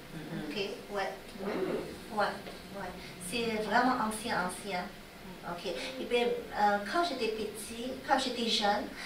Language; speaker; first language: French; non-native, learner; Chinese